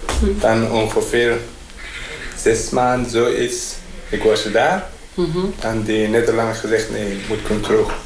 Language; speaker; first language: Dutch; non-native, learner; Persian